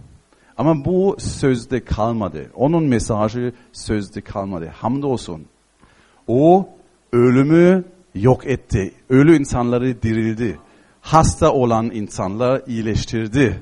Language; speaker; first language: Turkish; non-native, fluent; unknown